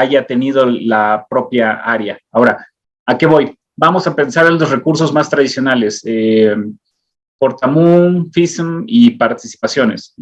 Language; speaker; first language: Spanish; native; Spanish